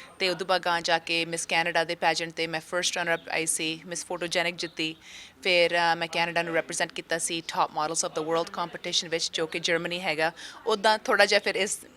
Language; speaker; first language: Punjabi; early bilingual, heritage; Punjabi